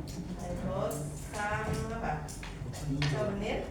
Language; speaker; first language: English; non-native, learner; Indonesian